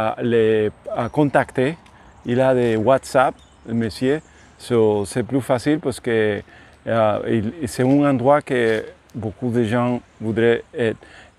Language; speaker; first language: French; non-native, learner; Spanish